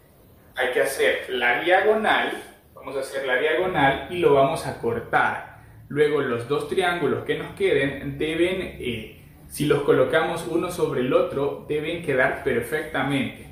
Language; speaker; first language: Spanish; native; Spanish